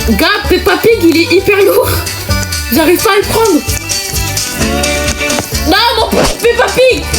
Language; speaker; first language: French; native; French